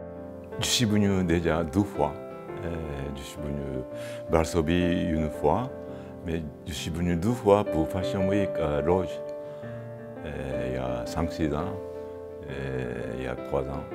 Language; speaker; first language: French; non-native, fluent; Japanese